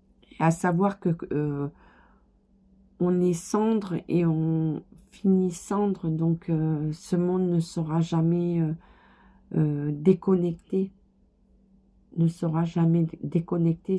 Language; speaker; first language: French; native; French